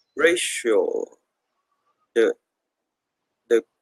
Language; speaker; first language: English; non-native, learner; Chinese